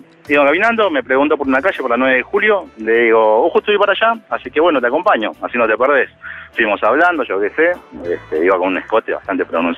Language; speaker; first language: Spanish; native; Spanish